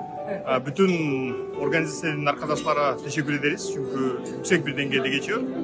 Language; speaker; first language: Turkish; non-native, learner; Kyrgyz